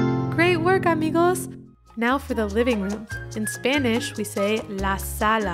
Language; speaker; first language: English; native; English